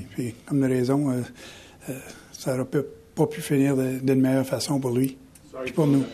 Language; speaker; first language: French; native; French